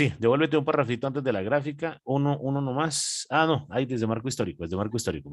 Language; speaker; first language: Spanish; native; Spanish